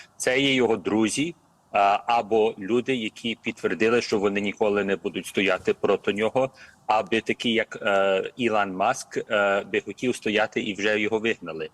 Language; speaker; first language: Ukrainian; early bilingual, heritage; Ukrainian